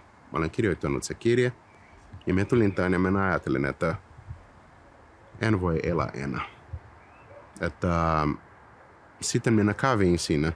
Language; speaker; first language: Finnish; non-native, learner; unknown